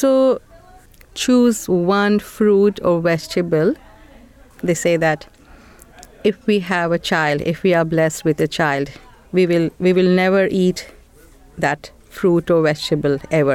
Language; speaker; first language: English; non-native, local second language; Hindi